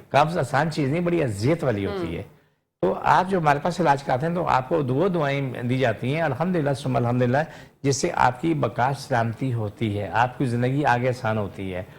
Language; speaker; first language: Urdu; non-native, local second language; Punjabi